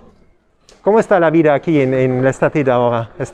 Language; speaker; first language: Spanish; non-native, learner; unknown